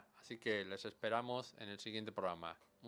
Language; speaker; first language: Spanish; native; Spanish